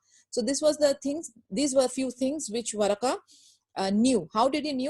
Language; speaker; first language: English; non-native, local second language; Urdu